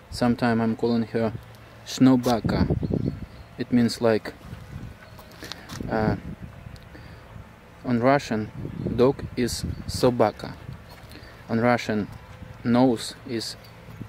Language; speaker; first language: English; non-native, learner; Russian